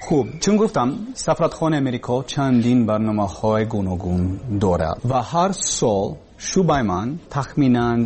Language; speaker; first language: Persian; non-native, learner; English